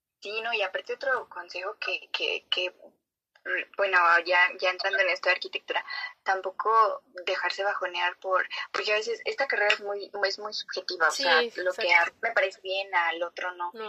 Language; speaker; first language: Spanish; native; Spanish